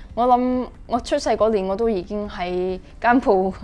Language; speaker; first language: Cantonese; early bilingual, heritage; Cantonese